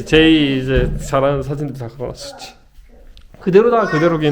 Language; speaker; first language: Korean; native; Korean